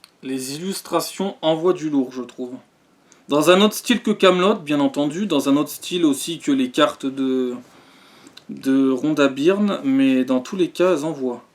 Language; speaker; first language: French; native; French